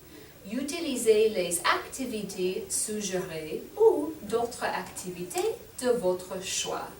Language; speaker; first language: French; non-native, learner; English